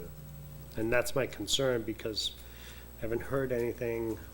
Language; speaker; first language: English; native; English